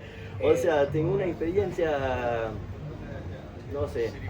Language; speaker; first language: Spanish; non-native, fluent; French